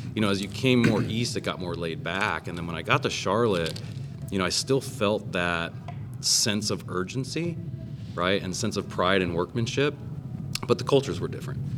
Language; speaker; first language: English; native; English